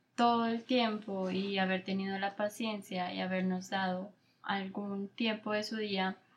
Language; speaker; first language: Spanish; native; Spanish